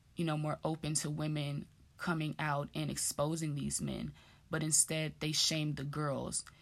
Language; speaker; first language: English; native; English